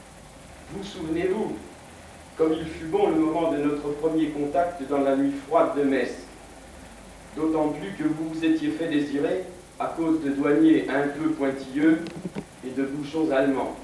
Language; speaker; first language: French; native; French